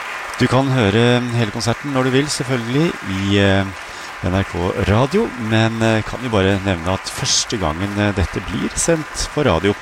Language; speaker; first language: Norwegian; native; Norwegian